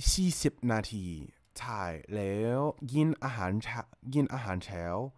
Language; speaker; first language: Thai; non-native, learner; English